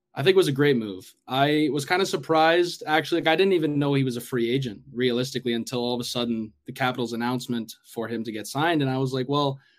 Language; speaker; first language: English; native; English